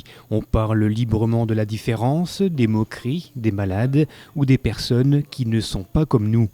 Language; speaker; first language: French; native; French